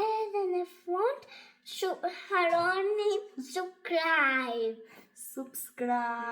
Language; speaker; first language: Albanian; early bilingual, heritage; Albanian